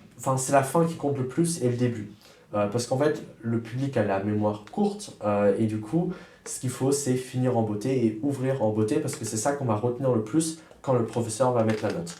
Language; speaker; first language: French; early bilingual, other home language; German